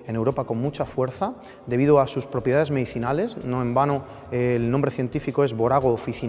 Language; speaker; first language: Spanish; native; Spanish